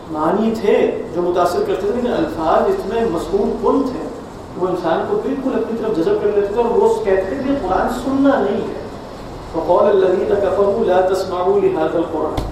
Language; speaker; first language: Urdu; native; Urdu